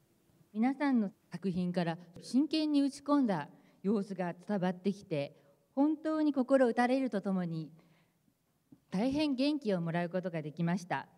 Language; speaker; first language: Japanese; native; Japanese